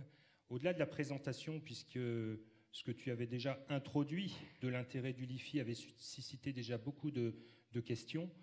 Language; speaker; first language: French; native; French